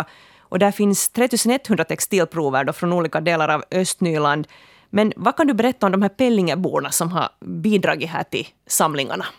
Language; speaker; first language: Swedish; native; Swedish